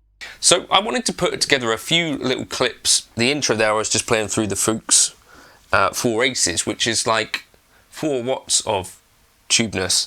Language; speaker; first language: English; native; English